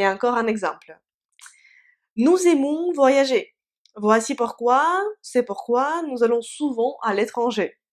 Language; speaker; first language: French; non-native, fluent; Russian